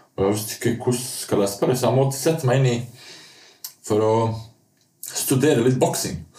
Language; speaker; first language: Norwegian; non-native, fluent; Bosnian